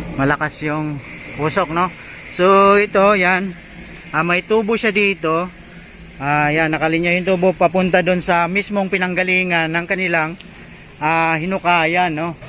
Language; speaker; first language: Filipino; non-native, local second language; Cebuano